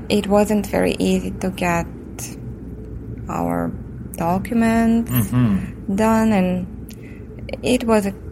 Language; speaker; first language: English; non-native, fluent; Russian